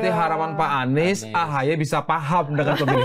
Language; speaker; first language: Indonesian; native; Indonesian